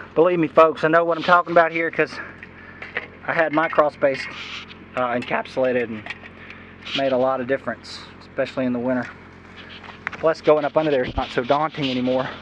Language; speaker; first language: English; native; English